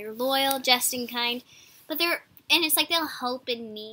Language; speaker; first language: English; native; English